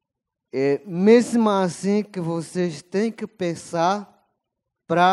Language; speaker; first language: Portuguese; non-native, local second language; Yanomámi